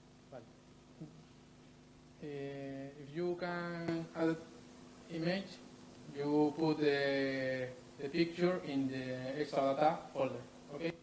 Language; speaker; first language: English; non-native, learner; Spanish